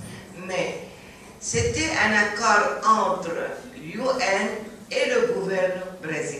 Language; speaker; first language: French; non-native, fluent; Arabic